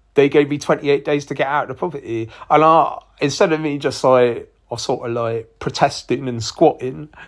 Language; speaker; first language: English; native; English